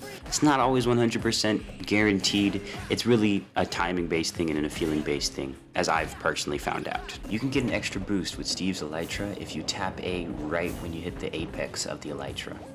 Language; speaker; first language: English; native; English